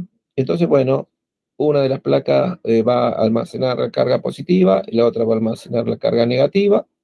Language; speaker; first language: Spanish; native; Spanish